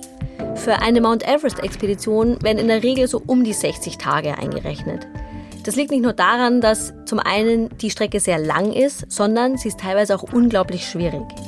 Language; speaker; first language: German; native; German